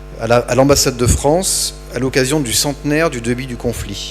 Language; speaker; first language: French; native; French